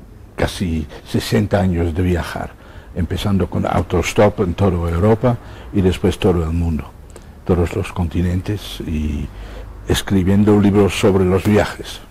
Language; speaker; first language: Spanish; non-native, fluent; Dutch